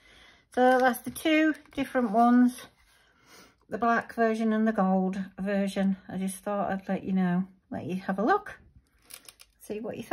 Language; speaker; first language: English; native; English